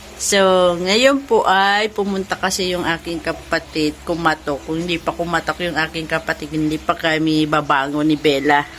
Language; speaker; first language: Filipino; native; Filipino